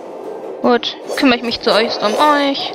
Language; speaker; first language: German; native; German